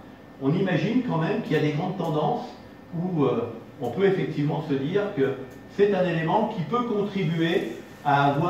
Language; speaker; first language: French; native; French